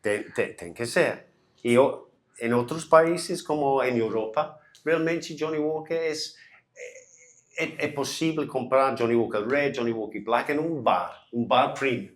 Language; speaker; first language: Portuguese; non-native, learner; English